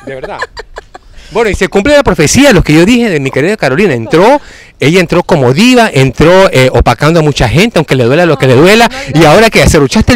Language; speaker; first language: Spanish; native; Spanish